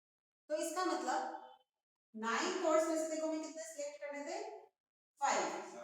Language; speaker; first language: Hindi; native; Hindi